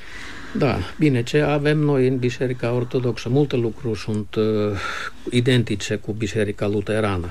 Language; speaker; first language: Romanian; non-native, fluent; Finnish